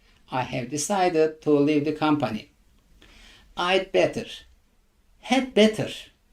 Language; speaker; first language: English; non-native, fluent; Turkish